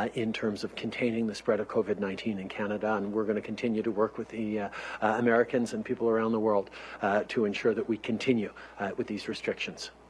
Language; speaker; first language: English; native; English